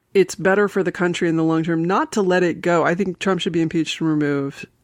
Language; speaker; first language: English; native; English